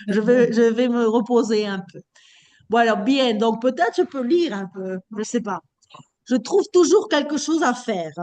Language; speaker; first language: French; non-native, fluent; Spanish